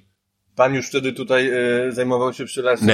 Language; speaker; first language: Polish; native; Polish